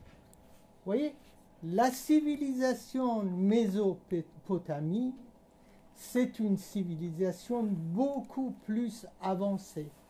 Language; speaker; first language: French; non-native, fluent; Persian